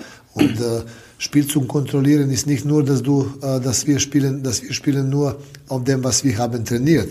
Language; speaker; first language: German; non-native, learner; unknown